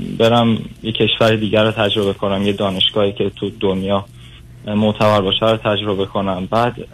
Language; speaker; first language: Persian; native; Persian